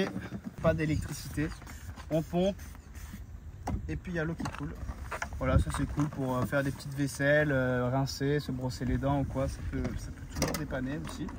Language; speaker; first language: French; native; French